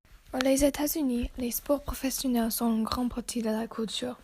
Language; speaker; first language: French; non-native, learner; English